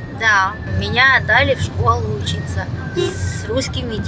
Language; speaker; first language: Russian; early bilingual, other home language; Vietnamese